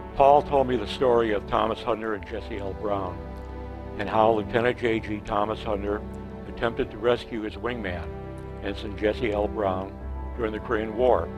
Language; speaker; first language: English; native; English